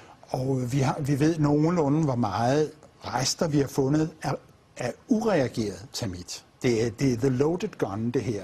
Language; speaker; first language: Danish; native; Danish